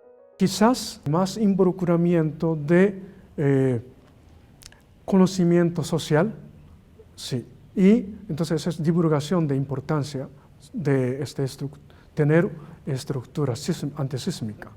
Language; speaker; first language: Spanish; non-native, learner; Japanese